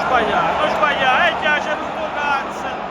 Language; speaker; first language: Italian; native; Italian